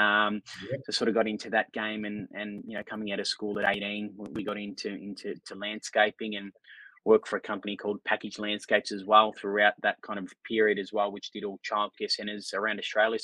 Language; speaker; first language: English; native; English